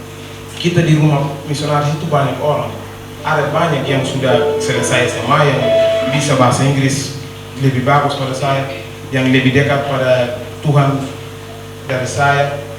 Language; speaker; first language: Indonesian; non-native, learner; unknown